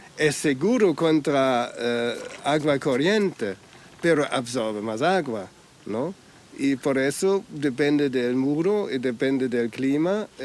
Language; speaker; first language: Spanish; non-native, fluent; German